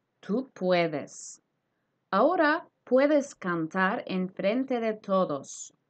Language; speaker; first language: Spanish; non-native, fluent; Turkish